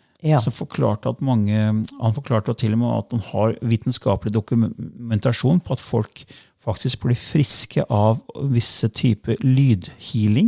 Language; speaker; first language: Norwegian; native; Norwegian